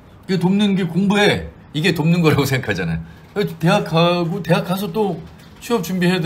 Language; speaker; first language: Korean; native; Korean